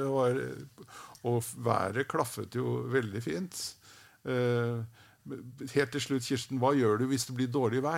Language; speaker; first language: Norwegian; native; Norwegian